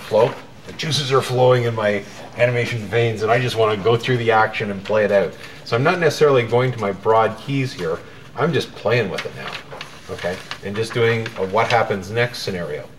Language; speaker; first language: English; native; English